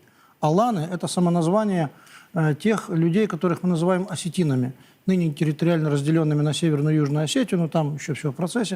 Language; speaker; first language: Russian; native; Russian